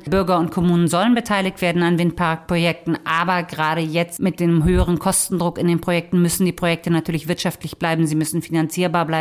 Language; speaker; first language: German; native; German